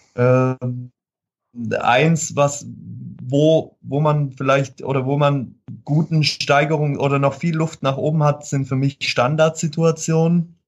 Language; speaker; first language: German; native; German